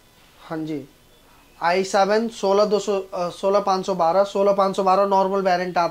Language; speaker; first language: Hindi; native; Hindi